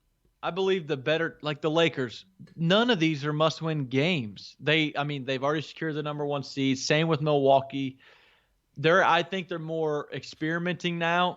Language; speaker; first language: English; native; English